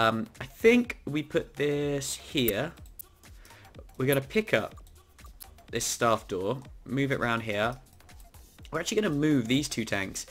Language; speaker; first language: English; native; English